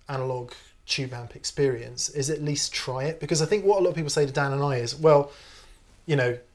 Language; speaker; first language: English; native; English